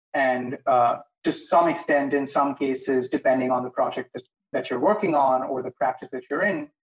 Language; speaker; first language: English; non-native, local second language; Hindi